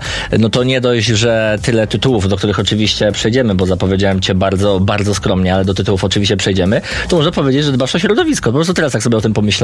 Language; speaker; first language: Polish; native; Polish